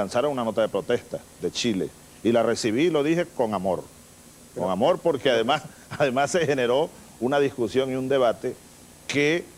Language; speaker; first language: Spanish; native; Spanish